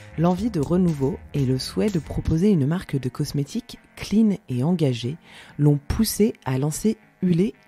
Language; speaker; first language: French; native; French